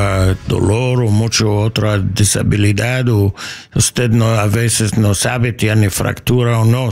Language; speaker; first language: Spanish; non-native, learner; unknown